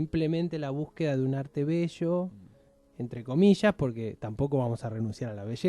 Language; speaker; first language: Spanish; native; Spanish